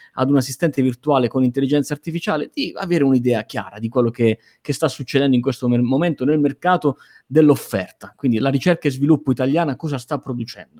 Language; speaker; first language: Italian; native; Italian